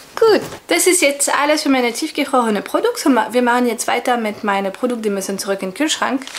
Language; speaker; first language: German; non-native, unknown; French